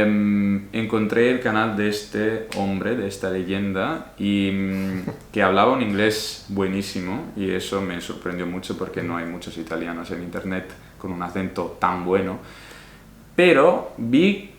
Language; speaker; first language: Spanish; non-native, fluent; Italian